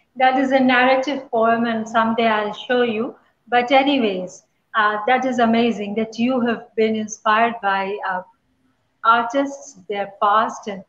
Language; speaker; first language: English; non-native, local second language; Hindi